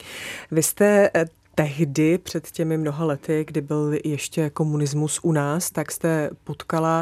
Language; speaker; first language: Czech; native; Czech